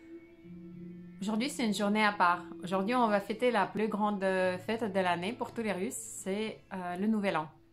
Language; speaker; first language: French; non-native, fluent; Russian